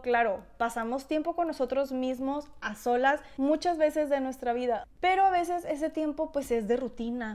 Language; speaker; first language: Spanish; native; Spanish